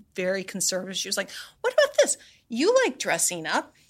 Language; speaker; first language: English; native; English